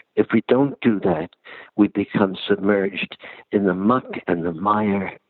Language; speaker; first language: English; early bilingual, other home language; Ukrainian